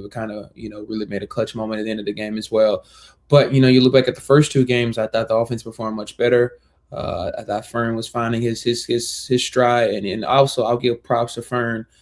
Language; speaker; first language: English; native; English